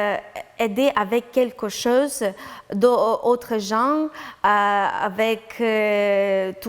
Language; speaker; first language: French; non-native, learner; Ukrainian